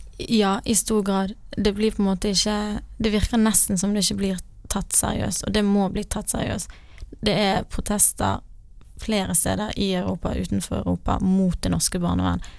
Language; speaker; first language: Norwegian; native; Norwegian